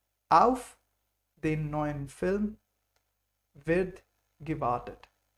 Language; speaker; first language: German; non-native, fluent; English